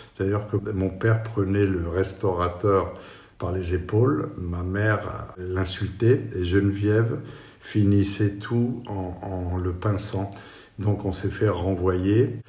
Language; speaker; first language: French; non-native, fluent; Spanish